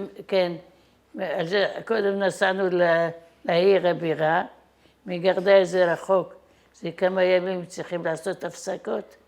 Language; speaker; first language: Hebrew; non-native, fluent; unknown